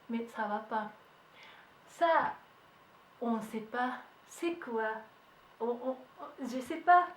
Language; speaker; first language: French; non-native, learner; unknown